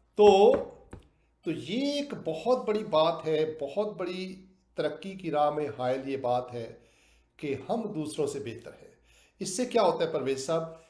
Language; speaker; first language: Urdu; native; Urdu